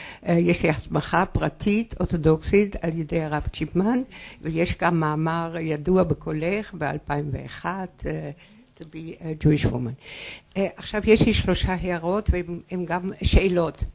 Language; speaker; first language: Hebrew; non-native, fluent; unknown